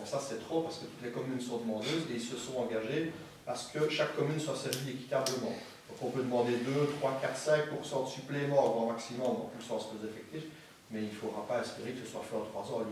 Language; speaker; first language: French; native; French